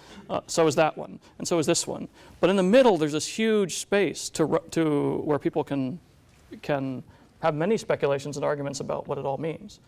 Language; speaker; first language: English; native; English